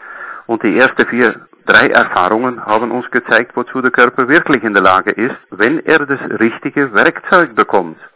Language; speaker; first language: German; native; German